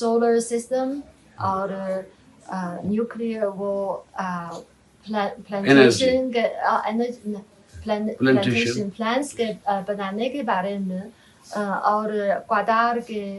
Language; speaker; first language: Hindi; non-native, fluent; Chinese